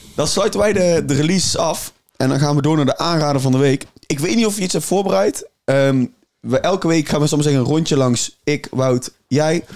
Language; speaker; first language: Dutch; native; Dutch